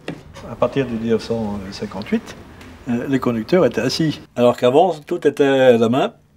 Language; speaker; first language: French; native; French